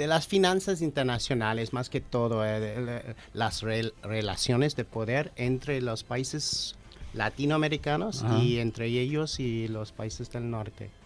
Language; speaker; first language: Spanish; non-native, fluent; English